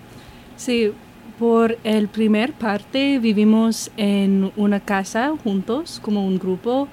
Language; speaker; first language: Spanish; non-native, learner; English